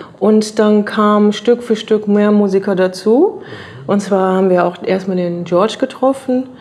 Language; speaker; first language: German; native; German